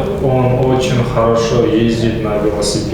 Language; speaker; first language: Russian; non-native, local second language; Kazakh